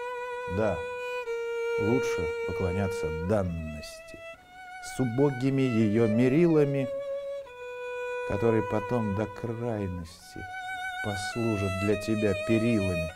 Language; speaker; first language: Russian; native; Russian